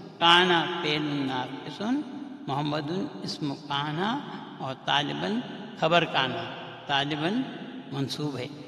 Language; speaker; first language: Urdu; native; Urdu